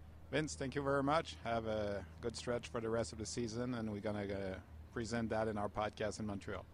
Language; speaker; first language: English; non-native, fluent; French